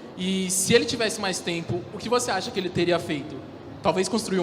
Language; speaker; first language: Portuguese; native; Portuguese